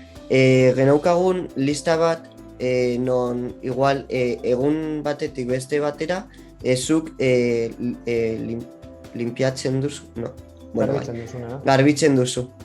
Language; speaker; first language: Basque; non-native, local second language; Spanish